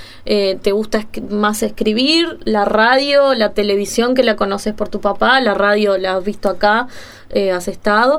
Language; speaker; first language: Spanish; native; Spanish